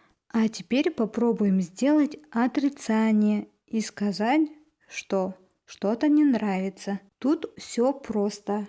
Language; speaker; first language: Russian; non-native, local second language; Kazakh